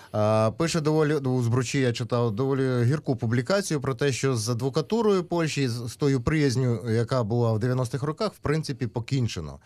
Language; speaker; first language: Ukrainian; native; Ukrainian